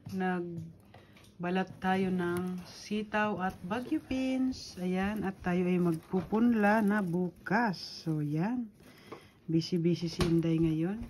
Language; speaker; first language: Filipino; non-native, local second language; Hiligaynon